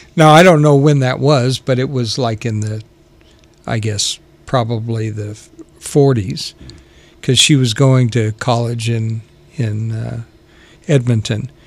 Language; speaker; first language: English; native; English